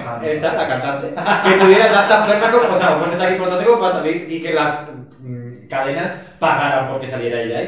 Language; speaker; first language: Spanish; native; Spanish